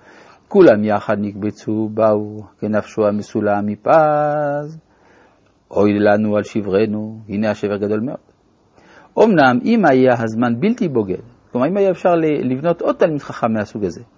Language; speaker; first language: Hebrew; native; Hebrew